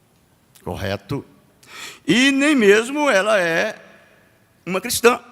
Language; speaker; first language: Portuguese; native; Portuguese